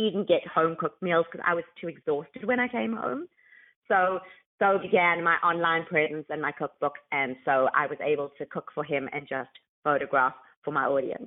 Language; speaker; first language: English; native; English